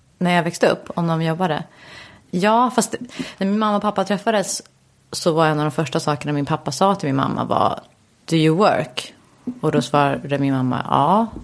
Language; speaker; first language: Swedish; early bilingual, heritage; Swedish